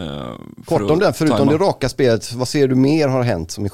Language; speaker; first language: Swedish; native; Swedish